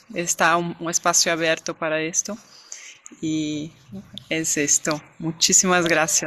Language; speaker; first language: Spanish; non-native, fluent; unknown